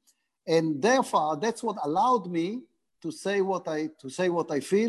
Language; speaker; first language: English; non-native, fluent; Hebrew